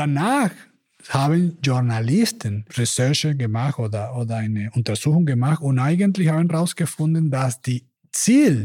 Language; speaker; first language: German; non-native, learner; Spanish